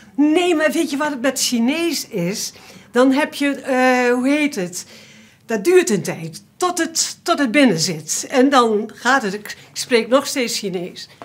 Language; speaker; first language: Dutch; native; Dutch